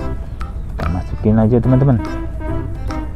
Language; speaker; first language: Indonesian; native; Indonesian